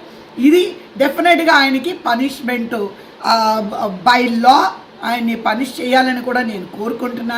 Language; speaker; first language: Telugu; native; Telugu